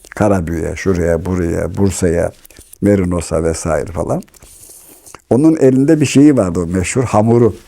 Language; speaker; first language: Turkish; native; Turkish